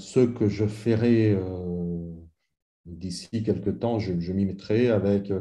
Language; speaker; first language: French; non-native, fluent; Italian